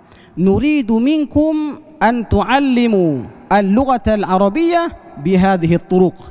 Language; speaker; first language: Arabic; non-native, fluent; Indonesian